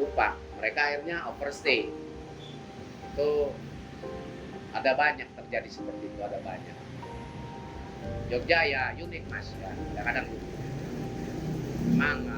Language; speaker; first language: Indonesian; non-native, local second language; Javanese